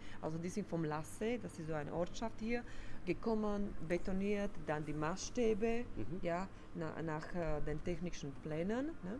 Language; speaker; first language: German; non-native, fluent; Slovak